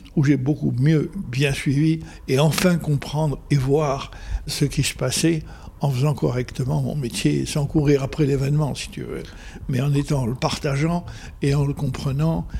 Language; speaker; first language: French; non-native, local second language; Arabic